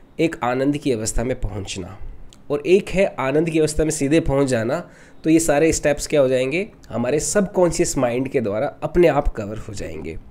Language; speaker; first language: Hindi; non-native, local second language; Rajasthani